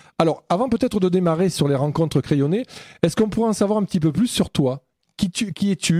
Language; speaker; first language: French; native; French